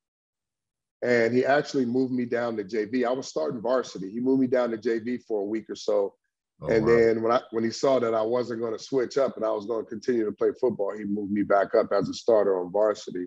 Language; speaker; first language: English; native; English